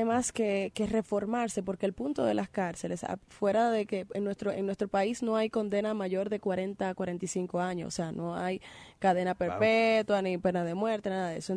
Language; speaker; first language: Spanish; native; Spanish